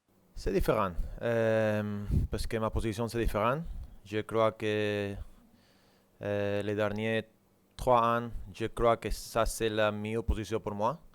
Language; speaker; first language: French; non-native, learner; Spanish